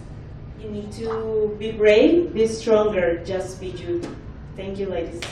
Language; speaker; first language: English; non-native, fluent; Spanish